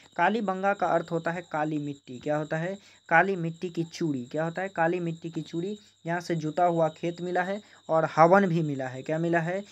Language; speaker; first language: Hindi; native; Hindi